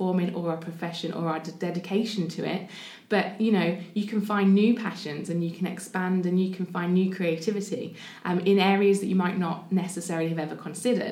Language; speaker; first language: English; native; English